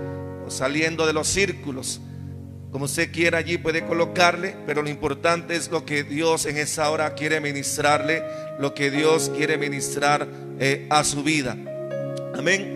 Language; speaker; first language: Spanish; native; Spanish